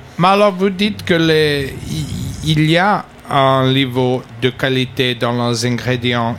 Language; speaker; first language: French; non-native, learner; English